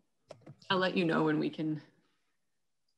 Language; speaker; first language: English; native; English